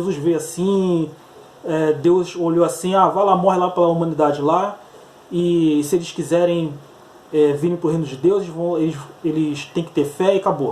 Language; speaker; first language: Portuguese; native; Portuguese